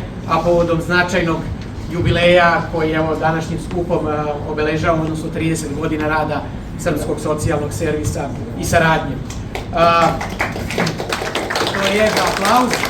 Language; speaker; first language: Bosnian; native; Bosnian